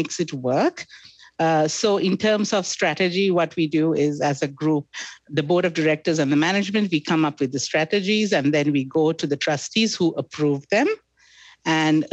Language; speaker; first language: English; non-native, local second language; Sinhala